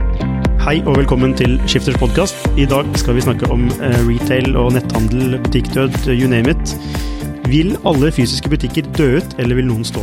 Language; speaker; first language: Norwegian; native; Norwegian